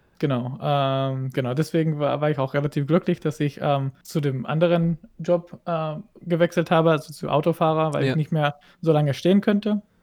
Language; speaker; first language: German; non-native, fluent; Hebrew